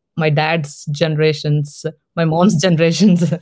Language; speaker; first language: English; non-native, local second language; Telugu